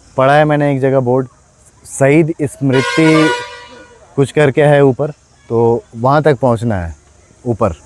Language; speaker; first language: Hindi; native; Hindi